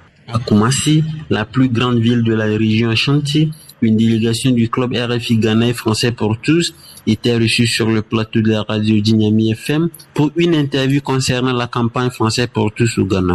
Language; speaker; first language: French; non-native, fluent; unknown